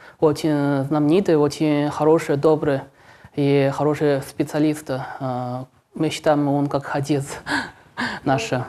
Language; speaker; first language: Russian; non-native, learner; Chinese